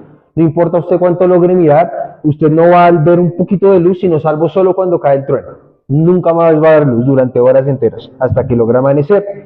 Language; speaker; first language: Spanish; native; Spanish